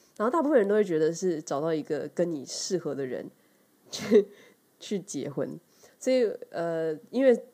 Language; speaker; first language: Chinese; native; Chinese